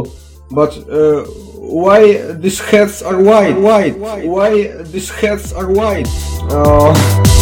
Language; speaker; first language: English; non-native, learner; Polish